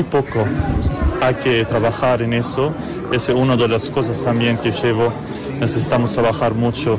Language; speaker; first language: Spanish; non-native, learner; Arabic